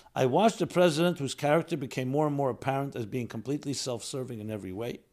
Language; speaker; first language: English; native; English